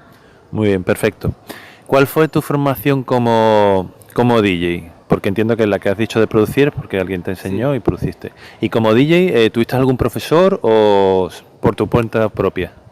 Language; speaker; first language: Spanish; native; Spanish